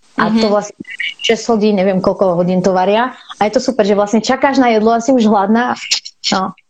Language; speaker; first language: Slovak; non-native, fluent; Arabic